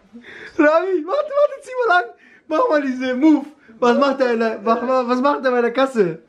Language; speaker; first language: German; early bilingual, other home language; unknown